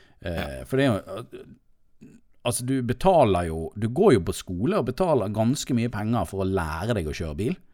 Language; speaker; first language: Norwegian; native; Norwegian